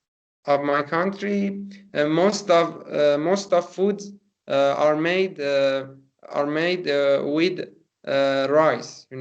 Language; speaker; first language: English; non-native, learner; Persian